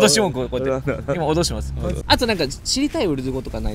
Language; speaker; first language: Japanese; non-native, fluent; Urdu